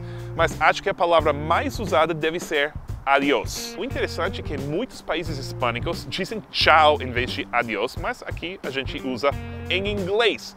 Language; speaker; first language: Portuguese; non-native, fluent; English